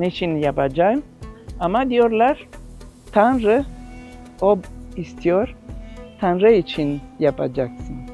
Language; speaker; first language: Turkish; non-native, learner; Italian